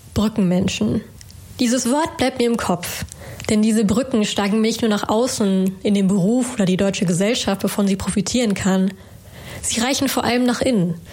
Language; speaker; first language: German; native; German